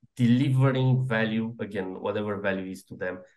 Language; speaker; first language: English; non-native, fluent; Romanian